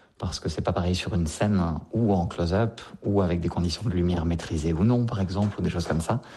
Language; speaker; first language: French; native; French